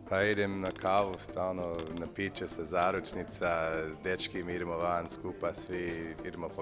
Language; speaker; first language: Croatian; early bilingual, heritage; English